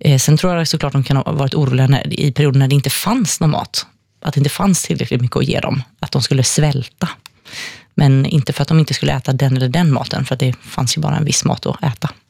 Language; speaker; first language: Swedish; native; Swedish